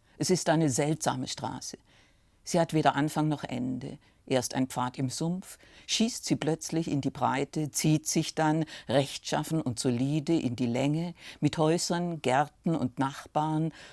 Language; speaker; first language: German; native; German